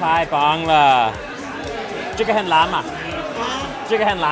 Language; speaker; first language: Chinese; non-native, learner; English